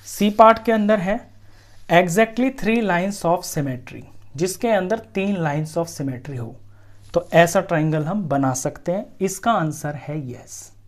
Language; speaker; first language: Hindi; native; Hindi